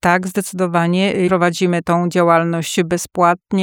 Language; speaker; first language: Polish; native; Polish